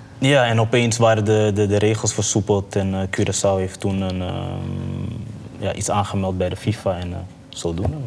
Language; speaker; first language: Dutch; early bilingual, other home language; Papiamento